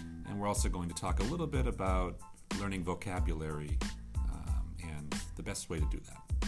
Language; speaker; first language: English; native; English